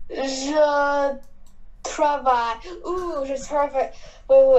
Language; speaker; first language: French; non-native, learner; English